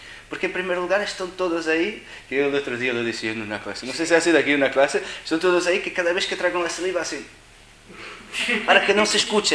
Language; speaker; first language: Spanish; non-native, fluent; Portuguese